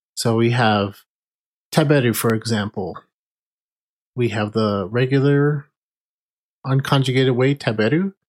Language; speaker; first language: English; native; English